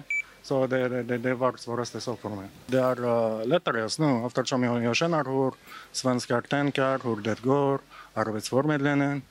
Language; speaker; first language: Swedish; non-native, learner; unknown